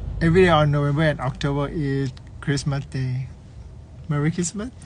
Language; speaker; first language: English; non-native, learner; Thai